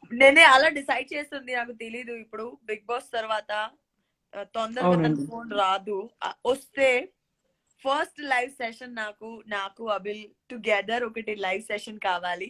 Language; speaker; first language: Telugu; non-native, learner; Gujarati